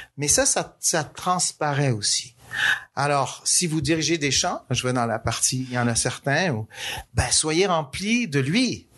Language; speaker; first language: French; native; French